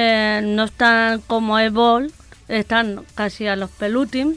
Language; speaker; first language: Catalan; non-native, local second language; Spanish